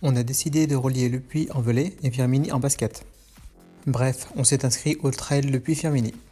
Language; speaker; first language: French; native; French